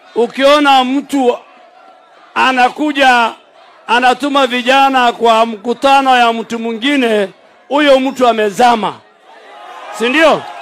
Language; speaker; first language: Swahili; non-native, local second language; Somali